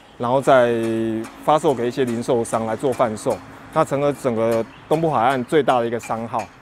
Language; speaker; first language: Chinese; native; Chinese